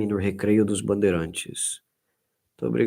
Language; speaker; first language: Portuguese; native; Portuguese